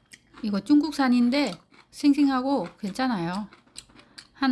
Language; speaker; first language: Korean; non-native, learner; Vietnamese